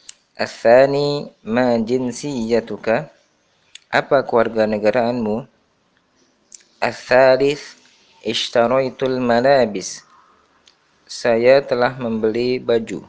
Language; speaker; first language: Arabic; non-native, fluent; Indonesian